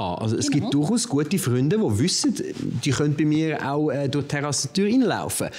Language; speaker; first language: German; native; German